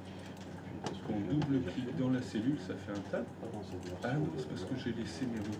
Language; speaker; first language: French; native; French